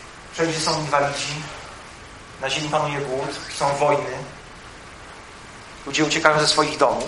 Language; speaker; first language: Polish; native; Polish